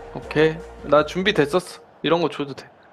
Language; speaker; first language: Korean; native; Korean